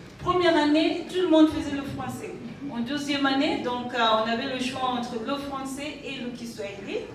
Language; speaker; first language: French; non-native, fluent; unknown